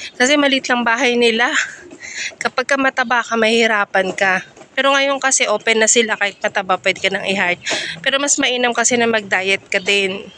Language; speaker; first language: Filipino; native; Filipino